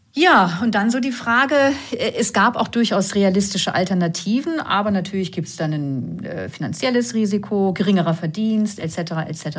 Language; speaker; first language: German; native; German